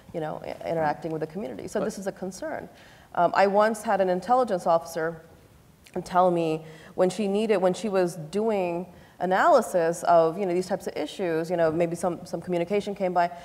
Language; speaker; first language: English; native; English